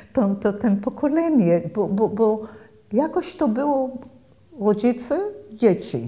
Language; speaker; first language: Polish; early bilingual, heritage; Polish